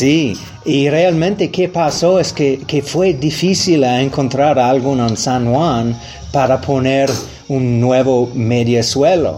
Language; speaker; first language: Spanish; non-native, learner; English